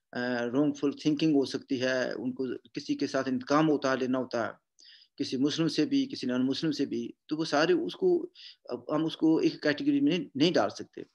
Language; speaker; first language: Urdu; non-native, local second language; Punjabi